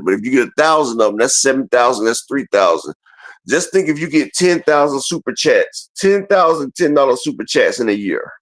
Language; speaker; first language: English; native; English